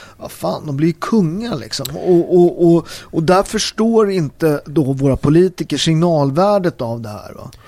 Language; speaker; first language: Swedish; early bilingual, other home language; Italian